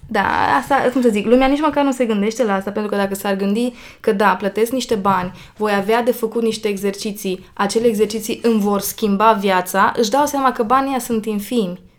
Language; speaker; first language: Romanian; native; Romanian